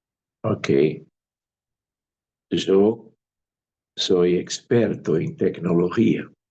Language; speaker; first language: Spanish; non-native, fluent; Portuguese